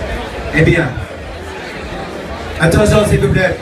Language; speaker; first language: French; non-native, learner; English